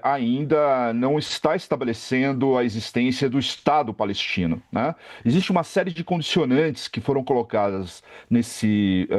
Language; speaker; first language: Portuguese; native; Portuguese